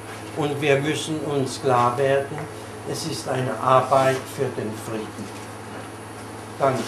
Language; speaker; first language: German; non-native, learner; French